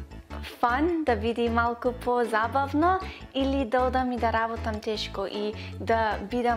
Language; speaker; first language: Macedonian; early bilingual, other home language; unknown